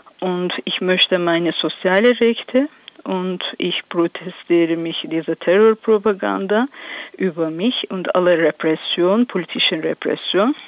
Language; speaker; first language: German; non-native, learner; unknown